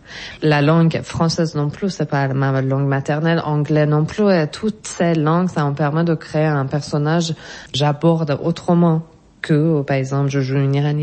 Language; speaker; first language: French; non-native, fluent; Persian